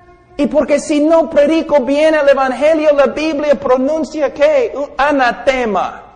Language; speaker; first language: Spanish; non-native, fluent; English